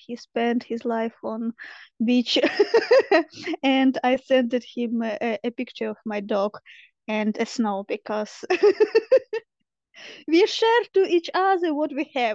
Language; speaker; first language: English; non-native, fluent; Ukrainian